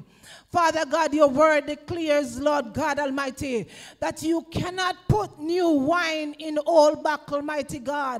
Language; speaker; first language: English; non-native, local second language; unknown